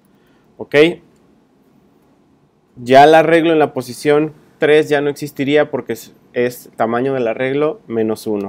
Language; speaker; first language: Spanish; native; Spanish